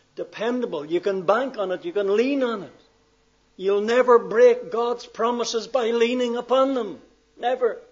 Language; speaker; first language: English; native; English